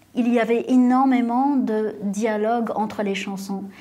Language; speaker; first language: French; non-native, fluent; English